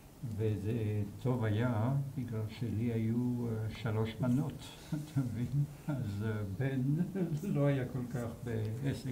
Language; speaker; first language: Hebrew; non-native, fluent; Hungarian